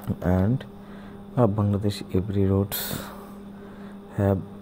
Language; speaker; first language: English; non-native, learner; Bangla